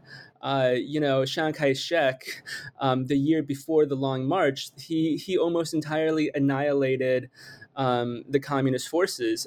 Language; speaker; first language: English; native; English